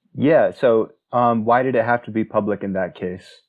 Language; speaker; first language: English; native; English